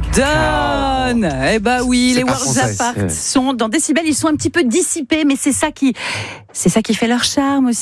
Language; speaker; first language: French; native; French